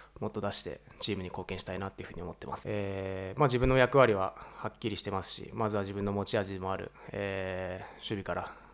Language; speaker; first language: Japanese; native; Japanese